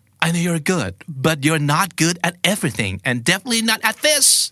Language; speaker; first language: English; non-native, fluent; Thai